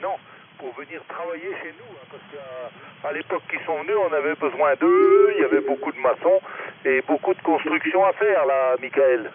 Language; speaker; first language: French; native; French